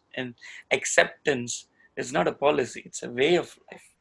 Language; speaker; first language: English; non-native, local second language; Tamil